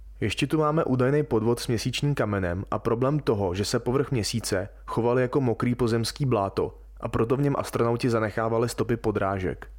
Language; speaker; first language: Czech; native; Czech